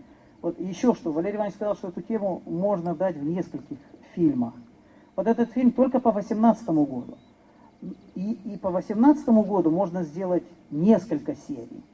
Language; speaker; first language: Russian; native; Russian